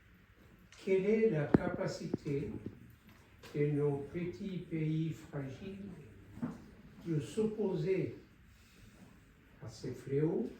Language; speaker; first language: French; non-native, local second language; Comorian